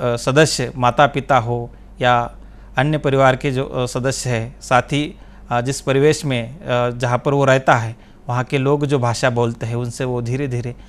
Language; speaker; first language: Hindi; non-native, local second language; Marathi